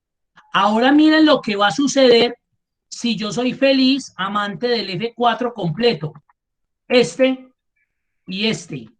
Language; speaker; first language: Spanish; native; Spanish